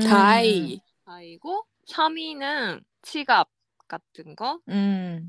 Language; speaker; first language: Korean; non-native, fluent; Japanese